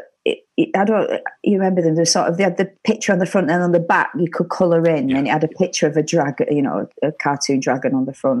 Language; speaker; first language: English; native; English